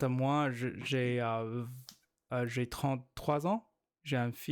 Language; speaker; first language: French; non-native, learner; Chinese